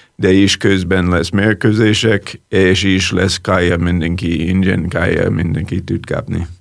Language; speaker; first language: Hungarian; non-native, learner; English